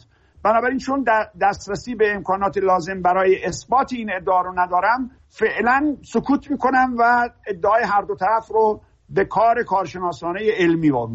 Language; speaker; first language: Persian; native; Persian